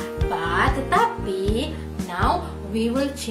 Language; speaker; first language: English; non-native, fluent; Indonesian